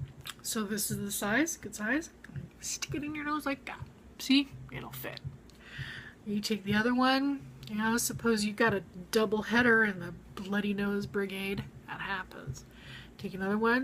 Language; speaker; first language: English; native; English